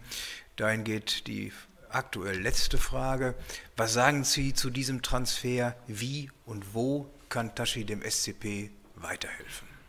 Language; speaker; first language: German; native; German